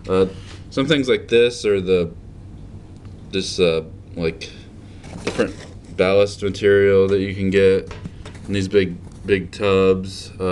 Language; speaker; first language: English; native; English